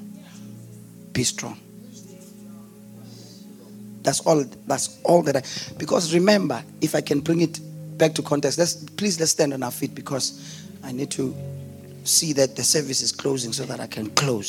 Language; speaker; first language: English; non-native, local second language; Zulu